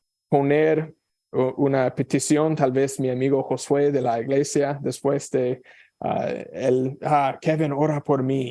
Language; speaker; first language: Spanish; non-native, fluent; English